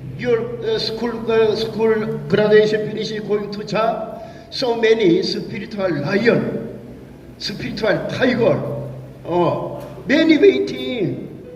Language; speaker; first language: English; non-native, learner; Korean